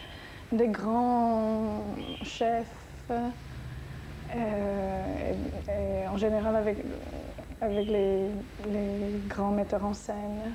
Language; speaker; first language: French; non-native, fluent; English